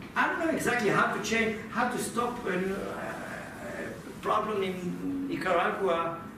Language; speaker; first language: English; non-native, fluent; Hebrew